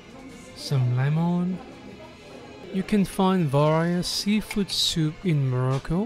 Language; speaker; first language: English; non-native, learner; Korean